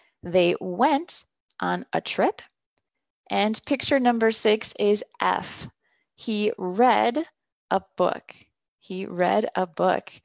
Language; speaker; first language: English; native; English